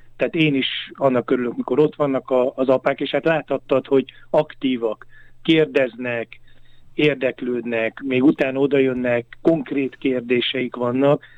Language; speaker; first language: Hungarian; native; Hungarian